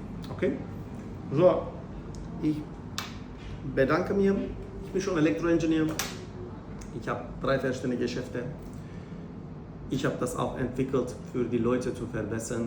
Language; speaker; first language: German; non-native, learner; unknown